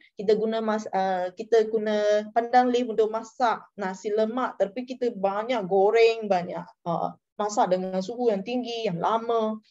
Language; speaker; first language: Malay; non-native, local second language; Chinese